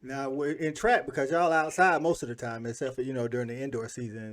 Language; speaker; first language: English; native; English